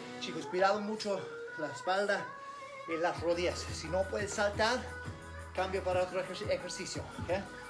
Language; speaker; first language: Spanish; non-native, learner; English